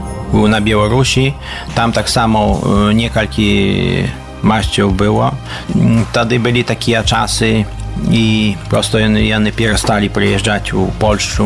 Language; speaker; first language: Belarusian; early bilingual, heritage; Belarusian